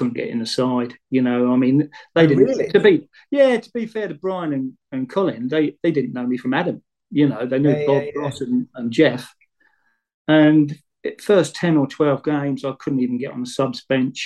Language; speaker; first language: English; native; English